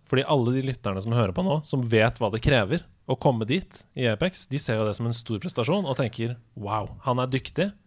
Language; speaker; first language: Norwegian; native; Norwegian